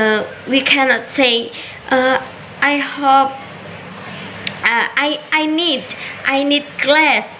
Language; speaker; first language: English; non-native, learner; Indonesian